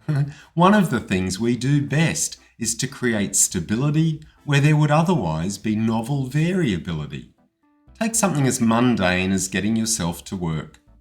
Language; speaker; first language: English; native; English